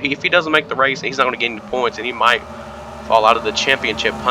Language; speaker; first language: English; native; English